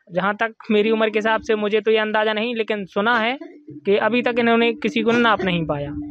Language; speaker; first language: Hindi; native; Hindi